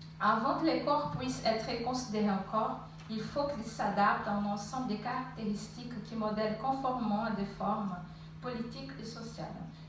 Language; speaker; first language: French; non-native, fluent; Portuguese